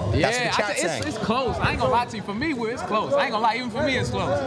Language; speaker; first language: English; native; English